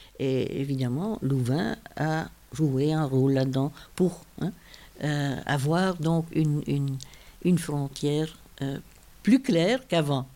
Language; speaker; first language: French; non-native, local second language; Luxembourgish